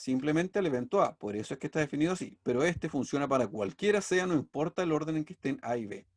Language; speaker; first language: Spanish; native; Spanish